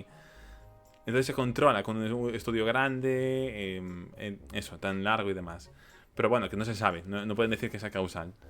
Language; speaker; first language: Spanish; native; Spanish